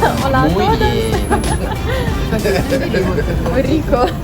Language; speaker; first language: Spanish; non-native, learner; Russian